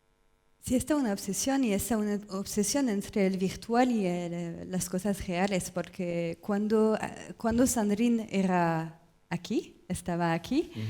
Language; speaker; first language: Spanish; non-native, learner; French